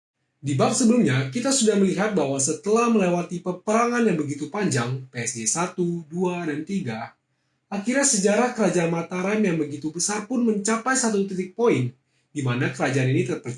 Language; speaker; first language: Indonesian; native; Indonesian